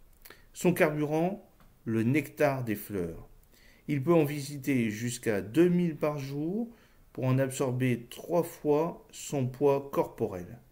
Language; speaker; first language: French; native; French